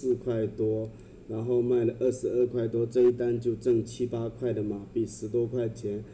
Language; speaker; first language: Chinese; native; Chinese